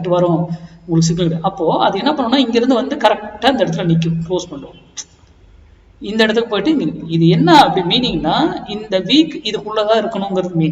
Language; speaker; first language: Tamil; native; Tamil